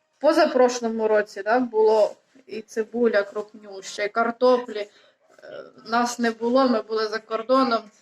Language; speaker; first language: Ukrainian; native; Ukrainian